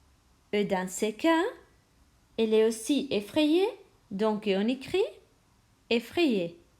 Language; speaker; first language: French; non-native, fluent; Spanish